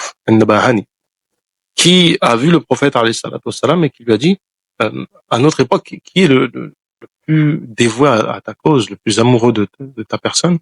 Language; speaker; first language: French; non-native, local second language; Wolof